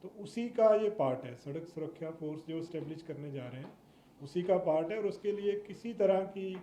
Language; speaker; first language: Hindi; non-native, local second language; Punjabi